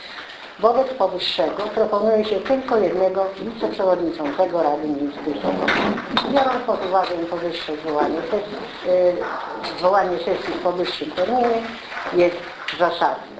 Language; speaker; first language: Polish; native; Polish